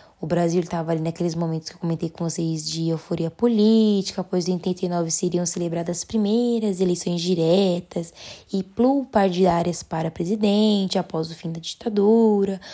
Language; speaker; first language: Portuguese; native; Portuguese